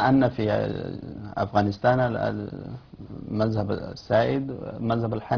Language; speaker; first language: Arabic; non-native, fluent; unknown